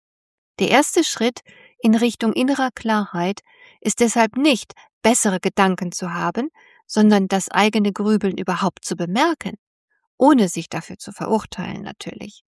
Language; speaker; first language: German; native; German